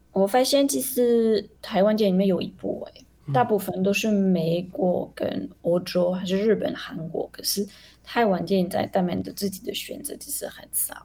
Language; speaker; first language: Chinese; non-native, fluent; French